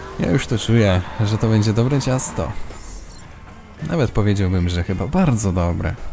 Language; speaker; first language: Polish; native; Polish